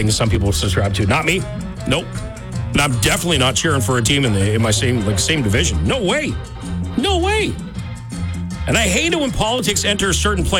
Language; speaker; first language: English; native; English